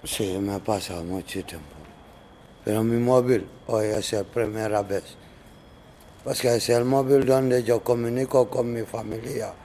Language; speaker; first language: Spanish; non-native, learner; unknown